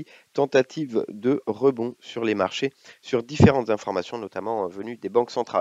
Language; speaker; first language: French; native; French